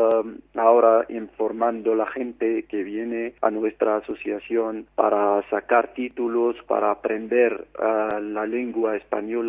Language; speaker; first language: Spanish; non-native, fluent; Arabic